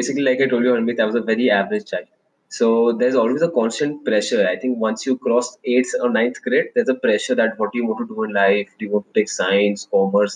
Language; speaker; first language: English; non-native, local second language; Hindi